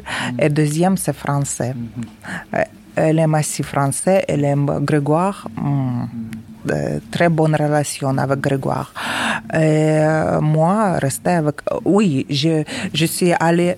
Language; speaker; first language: French; non-native, learner; Ukrainian